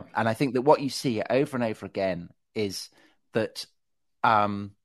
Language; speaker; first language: English; native; English